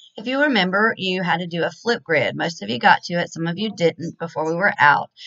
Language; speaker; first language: English; native; English